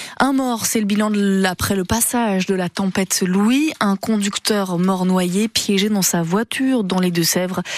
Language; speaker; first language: French; native; French